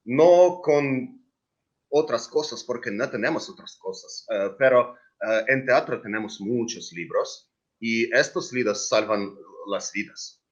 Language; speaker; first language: Spanish; non-native, learner; Ukrainian